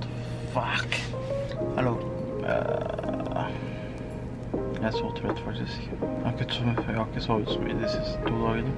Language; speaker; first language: Norwegian; early bilingual, other home language; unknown